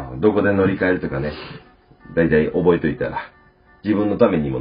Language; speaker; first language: Japanese; native; Japanese